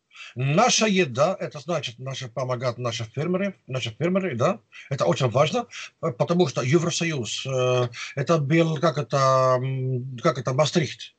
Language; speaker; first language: Russian; non-native, fluent; Dutch